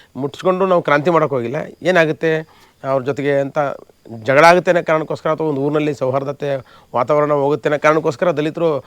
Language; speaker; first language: Kannada; native; Kannada